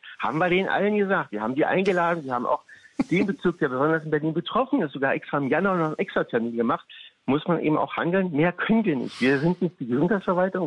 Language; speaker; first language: German; native; German